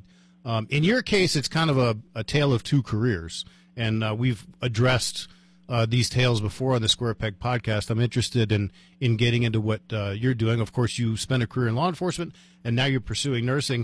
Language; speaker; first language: English; native; English